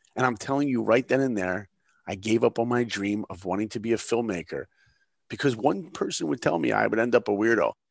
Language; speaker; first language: English; native; English